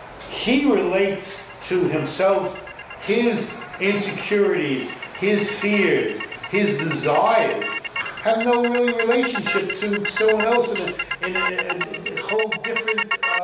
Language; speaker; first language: English; native; English